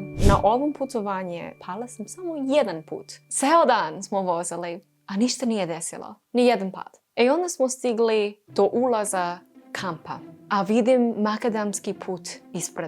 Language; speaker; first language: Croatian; non-native, learner; English